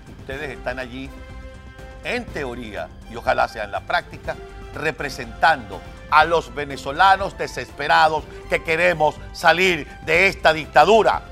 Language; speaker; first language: Spanish; native; Spanish